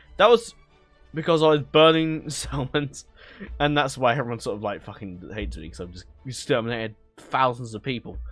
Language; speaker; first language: English; native; English